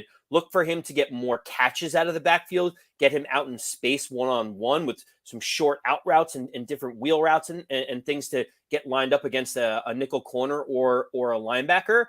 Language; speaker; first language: English; native; English